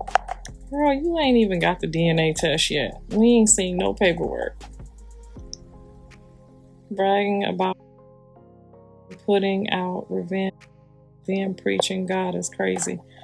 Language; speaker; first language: English; native; English